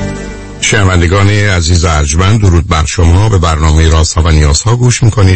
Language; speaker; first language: Persian; native; Persian